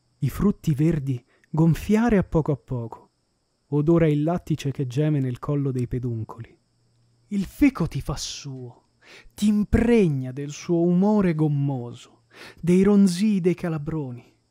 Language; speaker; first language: Italian; native; Italian